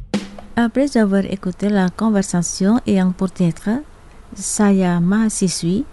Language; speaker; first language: French; non-native, fluent; Indonesian